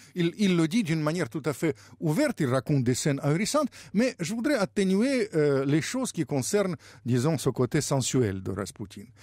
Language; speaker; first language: French; non-native, fluent; Russian